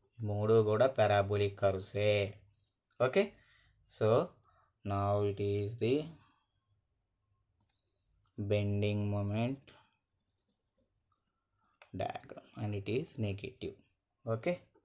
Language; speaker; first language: English; non-native, local second language; Telugu